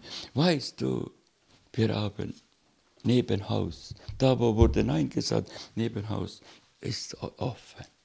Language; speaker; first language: German; non-native, learner; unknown